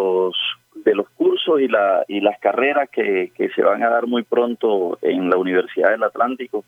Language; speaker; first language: Spanish; native; Spanish